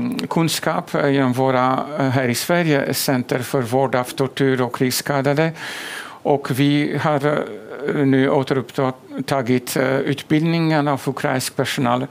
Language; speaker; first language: Swedish; non-native, fluent; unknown